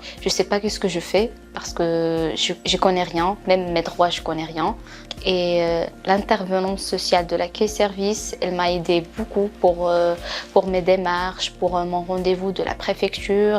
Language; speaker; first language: French; non-native, learner; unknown